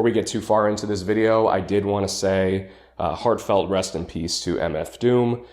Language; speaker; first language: English; native; English